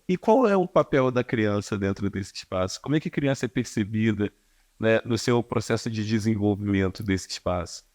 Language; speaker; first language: Portuguese; native; Portuguese